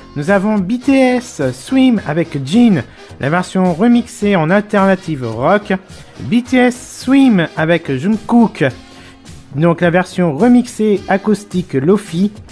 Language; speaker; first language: French; native; French